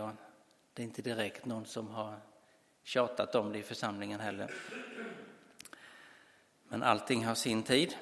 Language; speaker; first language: Swedish; native; Swedish